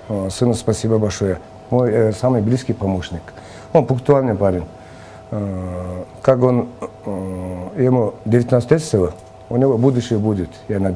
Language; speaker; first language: Russian; non-native, local second language; Kyrgyz